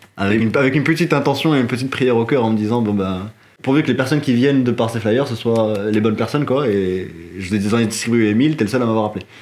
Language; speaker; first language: French; non-native, local second language; Arabic